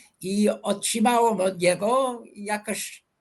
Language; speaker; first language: Polish; non-native, fluent; English